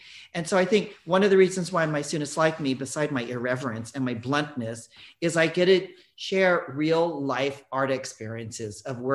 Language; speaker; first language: English; native; English